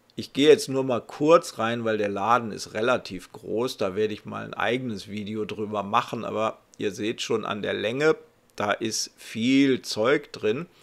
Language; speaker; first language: German; native; German